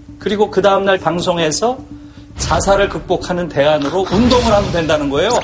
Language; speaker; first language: Korean; native; Korean